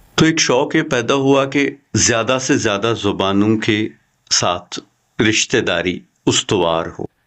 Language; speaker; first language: Hindi; non-native, local second language; Kashmiri